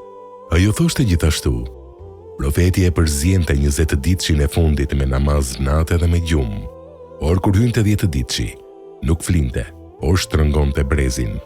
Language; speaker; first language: Albanian; native; Albanian